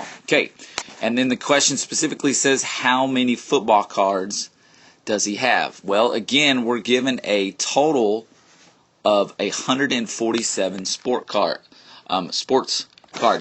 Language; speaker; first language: English; native; English